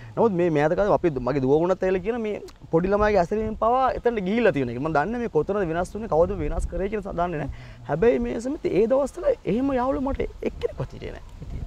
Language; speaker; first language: Sinhala; non-native, local second language; Tamil